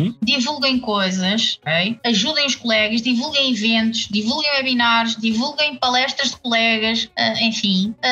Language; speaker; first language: Portuguese; native; Portuguese